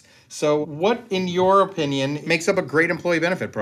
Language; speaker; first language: English; native; English